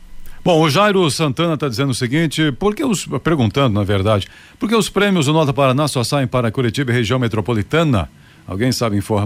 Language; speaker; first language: Portuguese; native; Portuguese